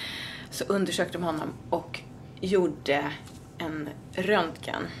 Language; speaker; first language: Swedish; native; Swedish